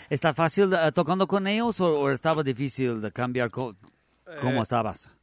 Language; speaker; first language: Spanish; non-native, learner; English